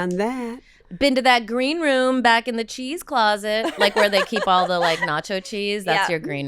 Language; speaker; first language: English; native; English